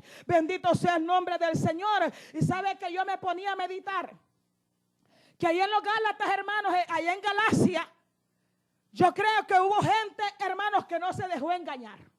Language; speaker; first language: Spanish; native; Spanish